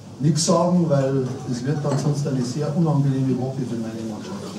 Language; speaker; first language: German; native; German